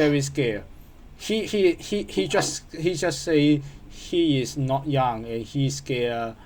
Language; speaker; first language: English; non-native, learner; Cantonese